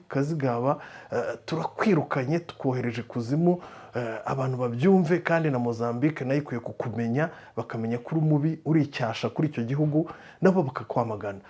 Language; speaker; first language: Kinyarwanda; native; Kinyarwanda